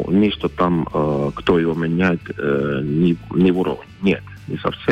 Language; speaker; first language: Russian; non-native, fluent; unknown